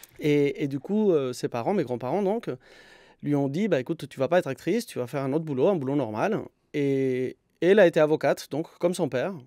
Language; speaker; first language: French; non-native, fluent; Spanish